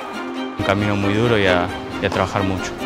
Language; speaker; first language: Portuguese; non-native, learner; Spanish